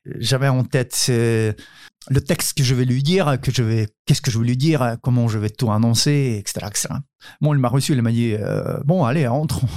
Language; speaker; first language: French; non-native, fluent; Ukrainian